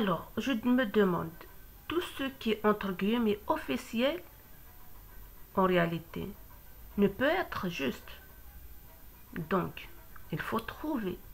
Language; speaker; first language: French; non-native, local second language; Kabyle